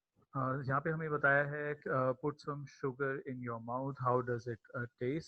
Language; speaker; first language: Hindi; native; Hindi